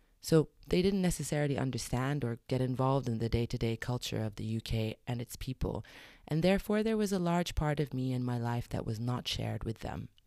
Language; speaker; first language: English; early bilingual, other home language; Arabic